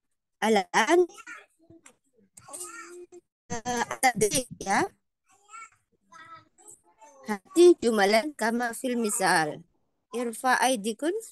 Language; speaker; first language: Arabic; non-native, fluent; Indonesian